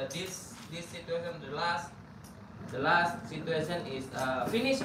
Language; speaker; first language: English; non-native, learner; Indonesian